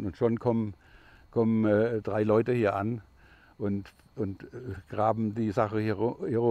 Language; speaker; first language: German; non-native, fluent; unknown